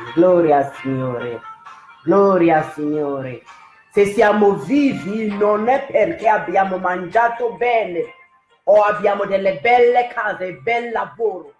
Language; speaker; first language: Italian; non-native, fluent; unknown